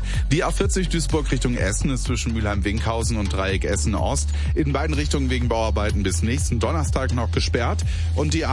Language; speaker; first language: German; native; German